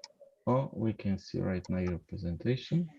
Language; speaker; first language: English; non-native, fluent; Polish